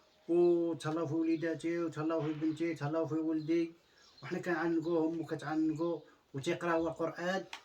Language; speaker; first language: Arabic; native; Arabic